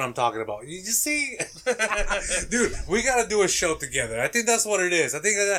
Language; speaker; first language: English; non-native, fluent; Spanish